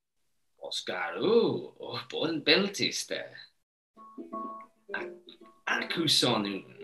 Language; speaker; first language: Greek; non-native, learner; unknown